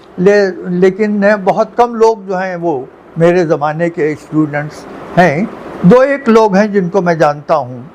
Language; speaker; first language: Urdu; native; Urdu